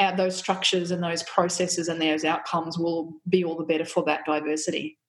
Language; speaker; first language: English; native; English